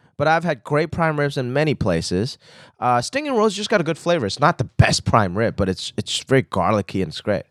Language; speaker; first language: English; non-native, local second language; Cantonese